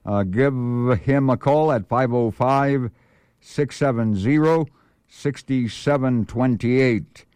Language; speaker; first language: English; early bilingual, other home language; Spanish